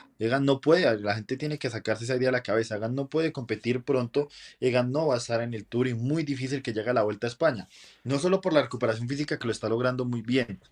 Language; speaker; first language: Spanish; native; Spanish